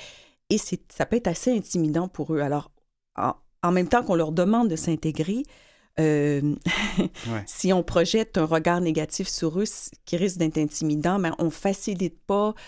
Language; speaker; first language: French; native; French